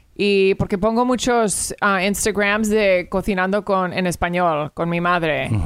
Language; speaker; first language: Spanish; early bilingual, heritage; Spanish